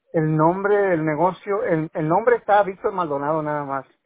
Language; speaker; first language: Spanish; native; Spanish